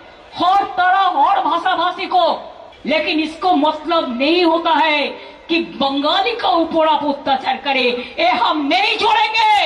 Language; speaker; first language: Hindi; non-native, local second language; Bangla